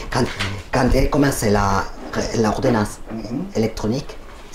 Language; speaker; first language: French; non-native, learner; Spanish